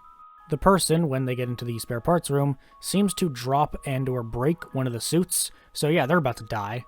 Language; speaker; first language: English; native; English